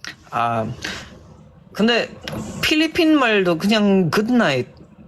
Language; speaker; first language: Korean; non-native, learner; Filipino